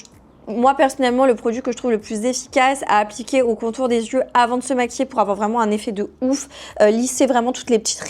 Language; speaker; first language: French; native; French